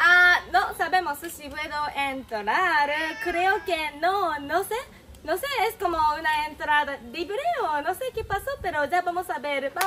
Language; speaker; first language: Spanish; non-native, learner; Japanese